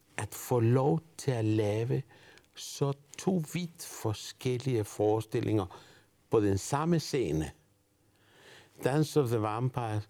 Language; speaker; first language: Danish; non-native, fluent; Spanish